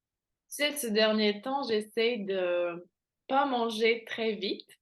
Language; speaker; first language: French; non-native, fluent; Slovak